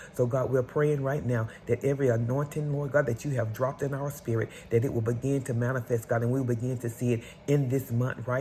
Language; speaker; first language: English; native; English